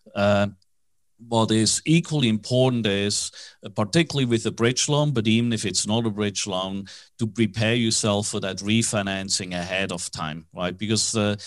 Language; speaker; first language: English; non-native, fluent; German